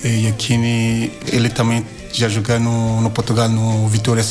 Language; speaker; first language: Portuguese; non-native, learner; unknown